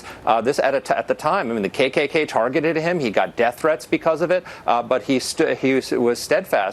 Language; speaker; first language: English; native; English